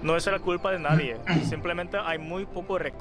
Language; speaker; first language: Spanish; non-native, fluent; Japanese